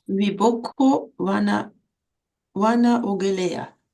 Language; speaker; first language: Swahili; non-native, learner; German